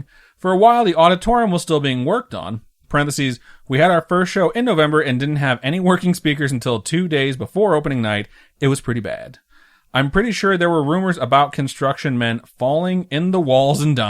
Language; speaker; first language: English; native; English